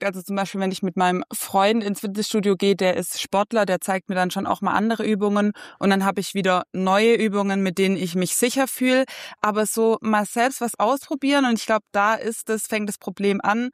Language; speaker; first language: German; native; German